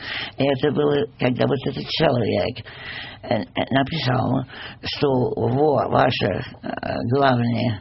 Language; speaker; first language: Russian; non-native, fluent; English